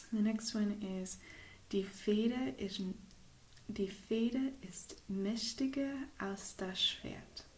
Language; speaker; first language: German; non-native, fluent; English